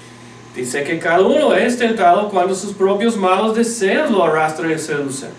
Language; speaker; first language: Spanish; non-native, fluent; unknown